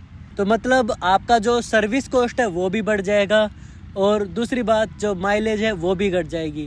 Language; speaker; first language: Hindi; native; Hindi